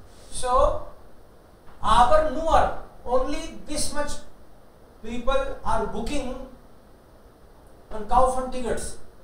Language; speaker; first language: English; non-native, local second language; Hindi